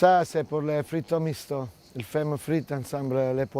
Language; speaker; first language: French; non-native, fluent; Italian